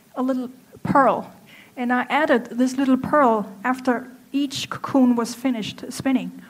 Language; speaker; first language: English; non-native, fluent; German